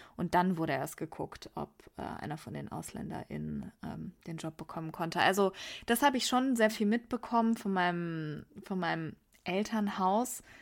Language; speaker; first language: German; early bilingual, other home language; Persian